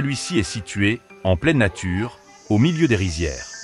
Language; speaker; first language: French; native; French